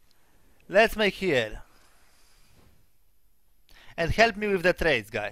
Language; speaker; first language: English; non-native, learner; Polish